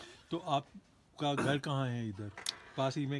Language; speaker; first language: Hindi; native; Hindi